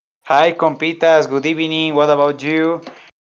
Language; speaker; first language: English; non-native, fluent; Spanish